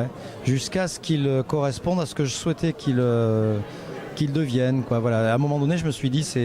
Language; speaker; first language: French; native; French